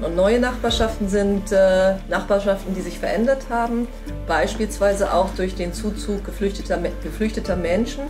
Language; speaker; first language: German; native; German